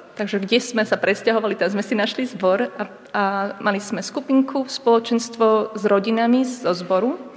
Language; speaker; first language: Slovak; native; Slovak